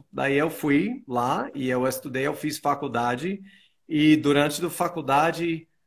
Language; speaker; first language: Portuguese; non-native, fluent; English